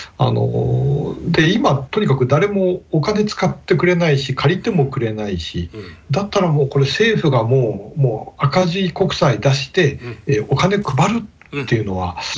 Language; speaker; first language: Japanese; native; Japanese